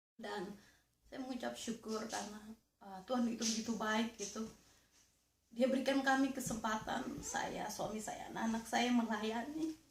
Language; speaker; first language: Indonesian; native; Indonesian